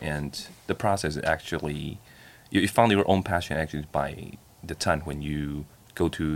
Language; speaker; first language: English; non-native, learner; Chinese